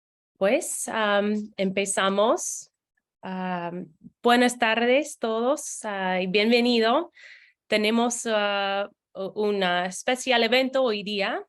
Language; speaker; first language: Spanish; non-native, fluent; English